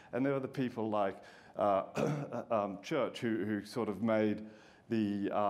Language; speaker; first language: English; native; English